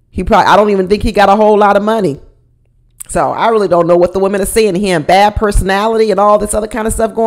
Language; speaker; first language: English; native; English